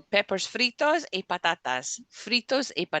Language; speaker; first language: Spanish; non-native, fluent; English